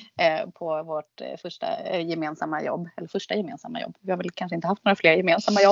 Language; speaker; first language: Swedish; native; Swedish